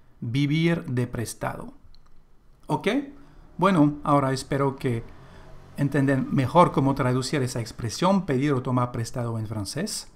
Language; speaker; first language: Spanish; non-native, fluent; French